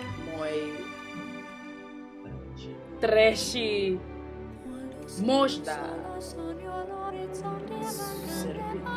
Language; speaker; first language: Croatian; non-native, learner; Spanish